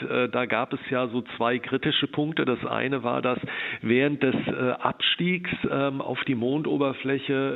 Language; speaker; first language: German; native; German